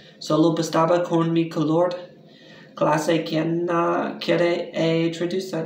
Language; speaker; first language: Spanish; non-native, learner; English